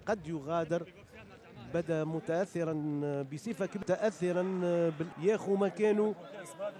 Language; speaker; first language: Arabic; native; Arabic